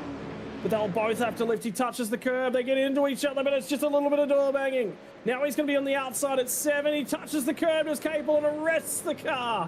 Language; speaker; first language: English; native; English